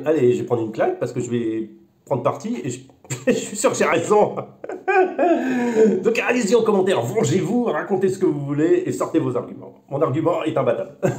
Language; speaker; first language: French; native; French